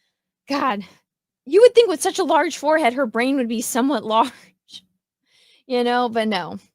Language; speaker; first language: English; native; English